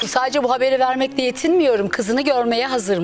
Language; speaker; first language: Turkish; native; Turkish